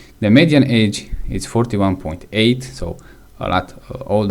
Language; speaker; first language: English; non-native, fluent; Romanian